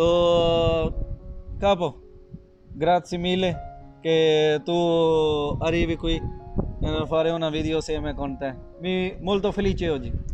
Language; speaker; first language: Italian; non-native, learner; Urdu